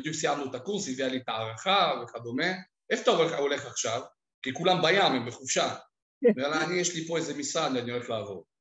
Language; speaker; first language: Hebrew; early bilingual, other home language; Russian